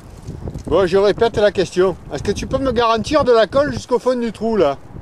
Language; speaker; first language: French; native; French